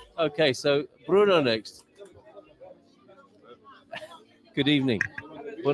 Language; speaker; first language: English; native; English